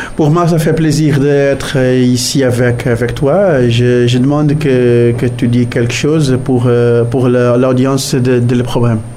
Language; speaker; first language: French; non-native, learner; Portuguese